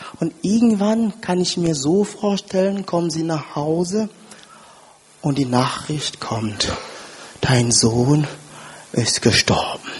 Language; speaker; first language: German; non-native, fluent; French